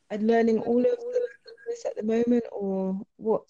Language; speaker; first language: English; native; English